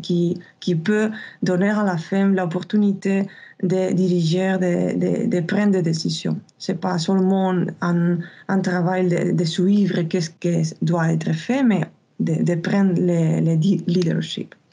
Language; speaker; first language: French; non-native, fluent; Spanish